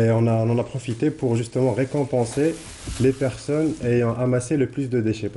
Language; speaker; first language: French; non-native, local second language; Arabic